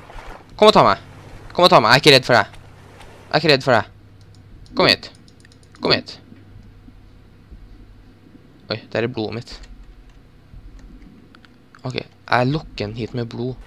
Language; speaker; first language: Norwegian; native; Norwegian